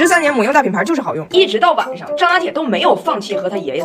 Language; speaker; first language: Chinese; native; Chinese